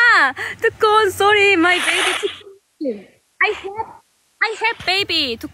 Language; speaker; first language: English; non-native, learner; Thai